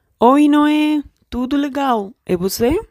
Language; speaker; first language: Portuguese; non-native, learner; Spanish